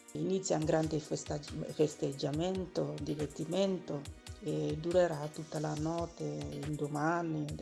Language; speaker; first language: Italian; non-native, learner; Igbo